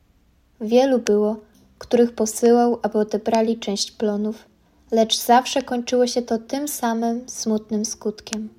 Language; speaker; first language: Polish; native; Polish